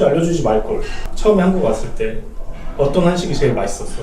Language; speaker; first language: Korean; native; Korean